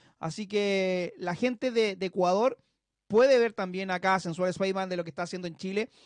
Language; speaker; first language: Spanish; native; Spanish